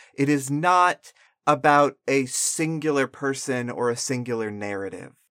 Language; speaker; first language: English; early bilingual, other home language; Spanish